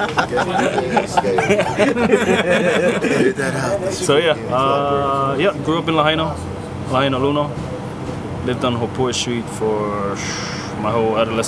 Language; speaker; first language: English; non-native, fluent; Samoan